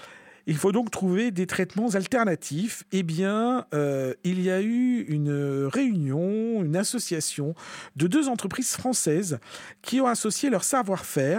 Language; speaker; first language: French; native; French